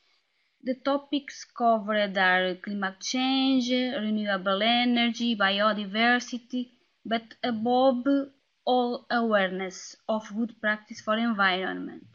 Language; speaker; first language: English; non-native, learner; Portuguese